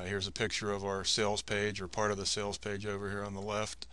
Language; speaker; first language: English; native; English